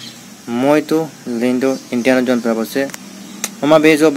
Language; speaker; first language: Portuguese; non-native, learner; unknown